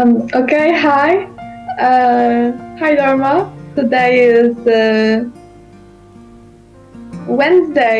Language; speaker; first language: English; non-native, learner; Polish